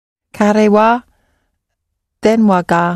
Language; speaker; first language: Japanese; non-native, learner; English